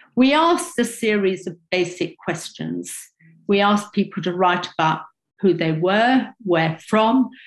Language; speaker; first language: English; native; English